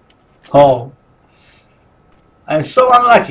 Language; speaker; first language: English; non-native, learner; Polish